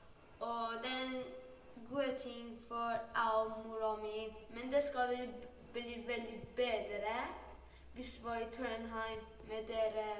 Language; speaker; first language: Norwegian; non-native, learner; Persian